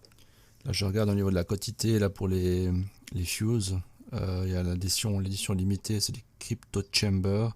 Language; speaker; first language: French; native; French